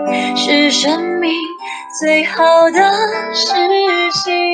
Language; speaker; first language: Chinese; non-native, fluent; Khmer